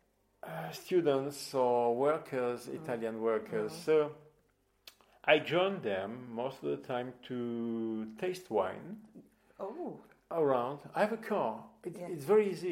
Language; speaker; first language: English; non-native, fluent; French